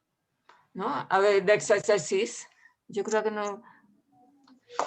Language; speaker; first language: French; non-native, learner; Spanish